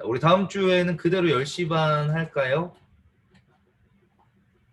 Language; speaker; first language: Korean; native; Korean